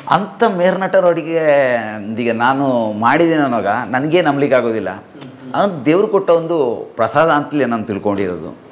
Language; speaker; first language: Kannada; non-native, local second language; Malayalam